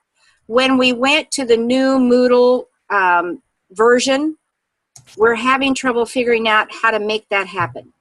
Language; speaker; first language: English; native; English